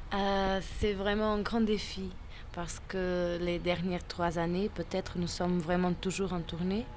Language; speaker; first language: French; non-native, fluent; Portuguese